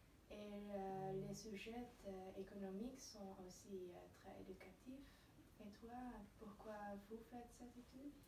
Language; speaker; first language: French; non-native, learner; Dutch